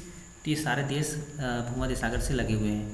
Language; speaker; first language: Hindi; native; Hindi